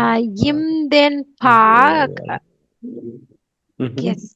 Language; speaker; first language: German; non-native, learner; Tamil